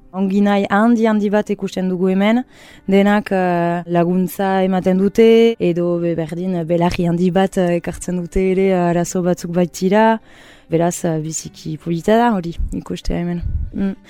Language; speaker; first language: Basque; native; Basque